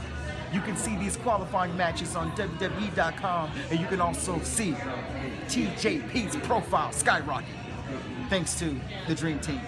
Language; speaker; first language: English; native; English